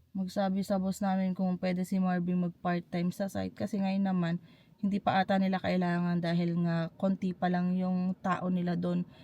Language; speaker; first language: Filipino; native; Filipino